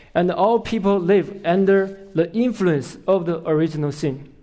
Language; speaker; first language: English; non-native, fluent; Chinese